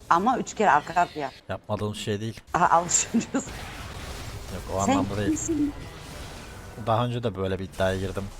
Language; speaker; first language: Turkish; native; Turkish